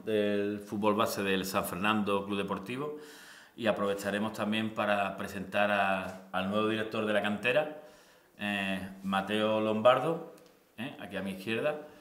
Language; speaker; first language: Spanish; native; Spanish